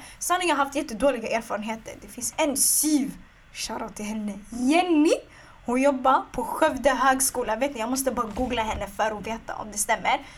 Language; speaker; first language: Swedish; early bilingual, other home language; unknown